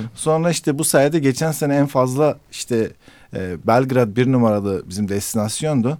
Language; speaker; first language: Turkish; native; Turkish